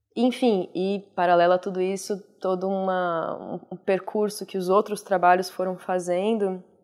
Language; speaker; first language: Portuguese; native; Portuguese